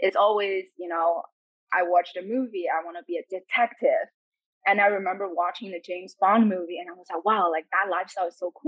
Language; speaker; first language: English; non-native, fluent; Chinese